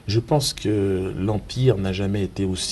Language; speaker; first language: French; native; French